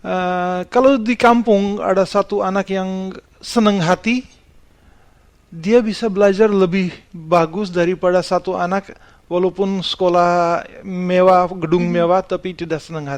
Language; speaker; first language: Indonesian; non-native, fluent; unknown